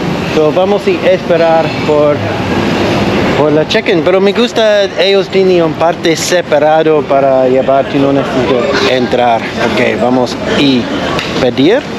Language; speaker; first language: Spanish; non-native, learner; English